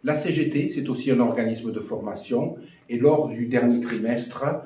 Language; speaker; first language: French; native; French